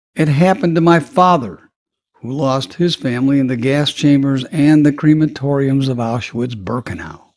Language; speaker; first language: English; native; English